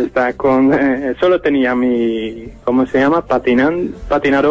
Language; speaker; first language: Spanish; non-native, learner; Dutch